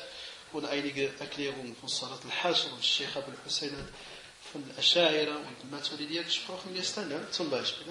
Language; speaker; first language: German; non-native, fluent; Arabic